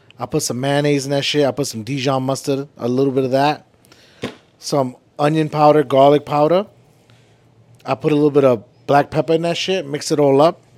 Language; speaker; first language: English; early bilingual, other home language; Spanish